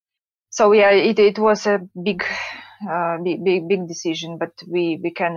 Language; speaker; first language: English; non-native, learner; Ukrainian